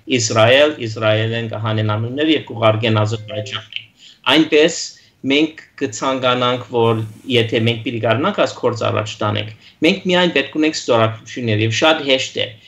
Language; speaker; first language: Armenian; early bilingual, heritage; Armenian